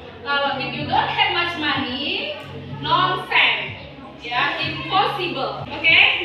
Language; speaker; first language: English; non-native, fluent; Indonesian